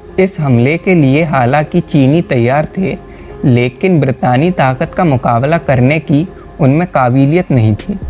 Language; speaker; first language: Hindi; native; Hindi